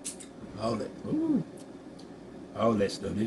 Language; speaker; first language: English; native; English